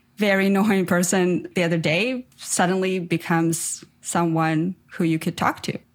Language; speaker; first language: English; non-native, fluent; Ukrainian